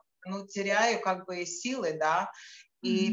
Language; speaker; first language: Russian; non-native, local second language; Latvian